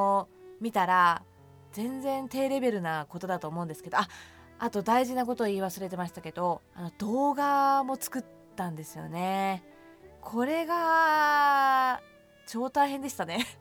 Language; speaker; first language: Japanese; native; Japanese